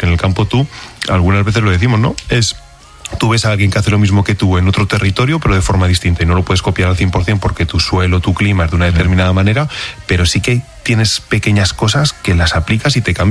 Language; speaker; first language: Spanish; native; Spanish